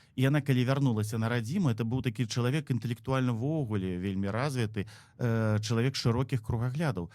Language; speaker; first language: Belarusian; native; Belarusian